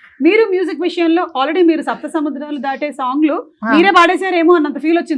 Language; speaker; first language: Telugu; native; Telugu